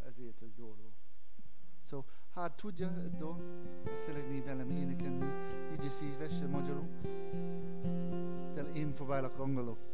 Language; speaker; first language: Hungarian; non-native, learner; English